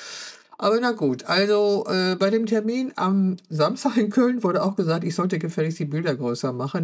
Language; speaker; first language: German; native; German